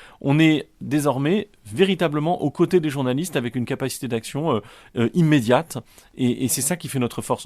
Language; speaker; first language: French; native; French